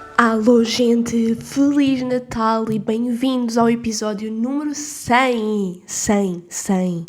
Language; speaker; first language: Portuguese; native; Portuguese